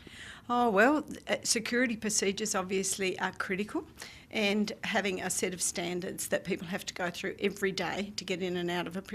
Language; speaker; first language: English; native; English